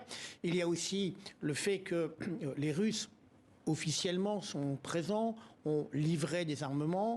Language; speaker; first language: French; native; French